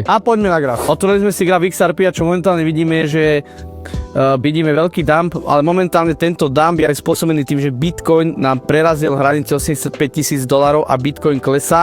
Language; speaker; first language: Slovak; native; Slovak